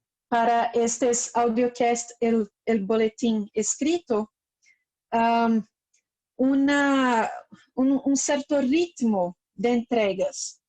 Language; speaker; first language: Spanish; non-native, learner; Portuguese